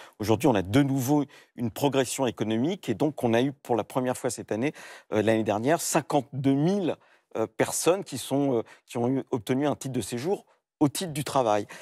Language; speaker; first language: French; native; French